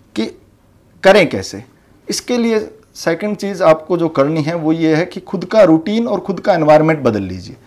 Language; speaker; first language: Hindi; native; Hindi